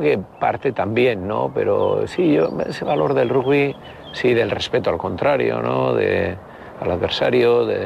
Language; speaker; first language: Spanish; native; Spanish